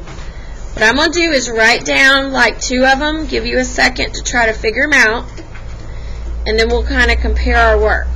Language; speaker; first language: English; native; English